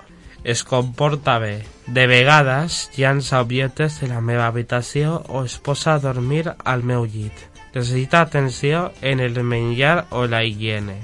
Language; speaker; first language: Catalan; non-native, local second language; Spanish